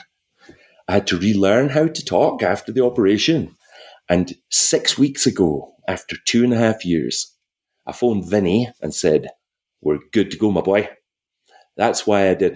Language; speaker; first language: English; native; English